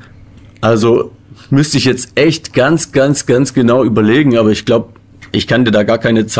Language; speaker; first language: German; native; German